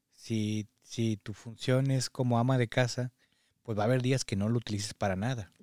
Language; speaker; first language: Spanish; native; Spanish